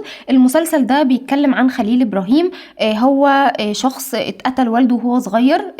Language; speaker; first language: Arabic; native; Arabic